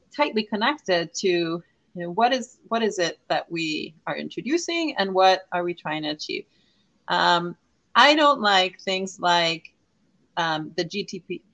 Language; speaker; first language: English; non-native, fluent; Hebrew